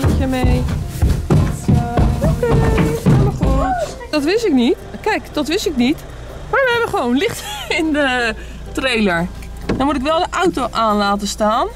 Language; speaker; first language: Dutch; native; Dutch